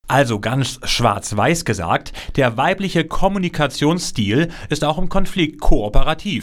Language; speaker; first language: German; native; German